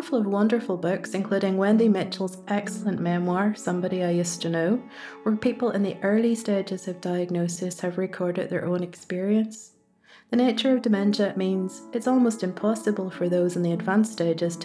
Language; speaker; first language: English; native; English